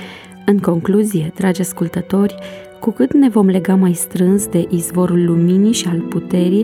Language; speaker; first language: Romanian; native; Romanian